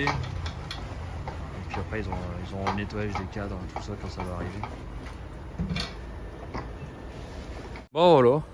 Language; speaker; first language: French; native; French